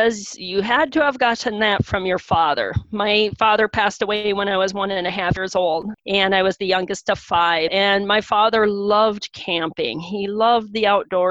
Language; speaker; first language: English; native; English